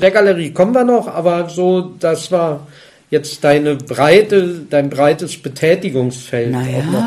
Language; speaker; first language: German; native; German